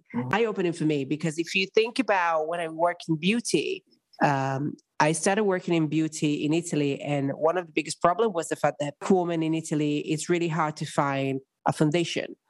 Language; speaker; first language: English; non-native, fluent; Italian